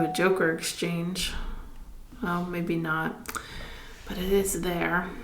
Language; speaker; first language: English; native; English